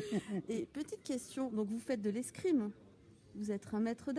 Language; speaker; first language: French; native; French